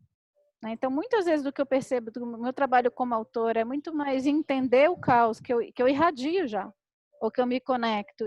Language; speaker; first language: Portuguese; native; Portuguese